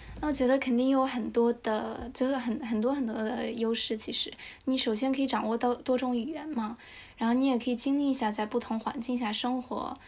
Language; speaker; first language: Chinese; native; Chinese